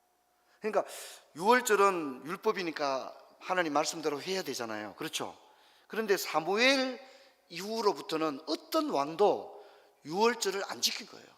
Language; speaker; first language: Korean; native; Korean